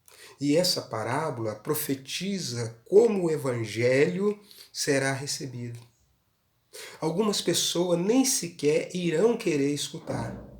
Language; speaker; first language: Portuguese; native; Portuguese